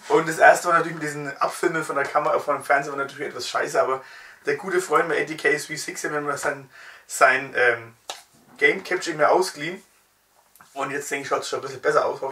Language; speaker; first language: German; native; German